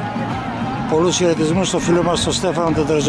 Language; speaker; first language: Greek; native; Greek